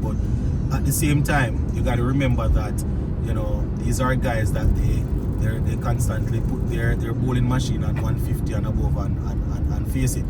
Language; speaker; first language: English; native; English